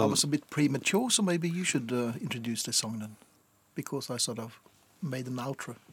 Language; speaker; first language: English; non-native, fluent; Norwegian